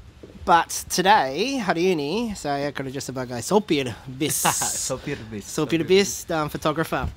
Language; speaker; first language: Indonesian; non-native, fluent; English